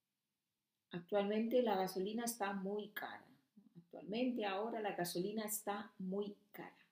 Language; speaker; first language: Spanish; non-native, fluent; German